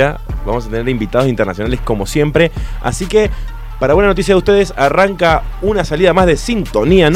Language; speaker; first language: Spanish; native; Spanish